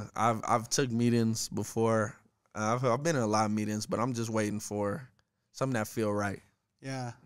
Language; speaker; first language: English; native; English